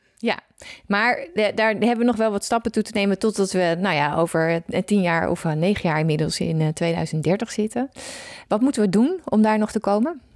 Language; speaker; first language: Dutch; native; Dutch